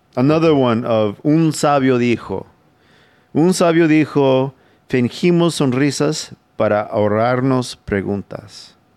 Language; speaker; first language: Spanish; early bilingual, heritage; Spanish